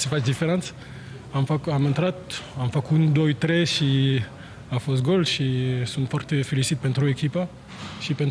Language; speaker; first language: Romanian; non-native, learner; French